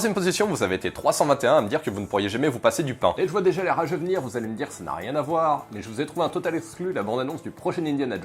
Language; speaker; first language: French; native; French